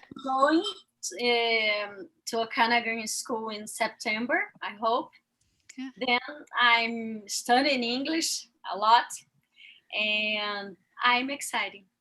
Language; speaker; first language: English; non-native, learner; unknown